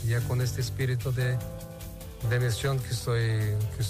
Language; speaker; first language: Spanish; non-native, fluent; Portuguese